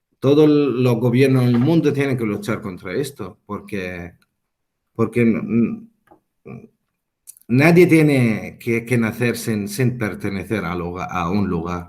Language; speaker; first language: Spanish; non-native, fluent; Arabic